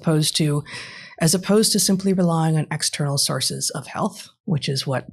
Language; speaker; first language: English; native; English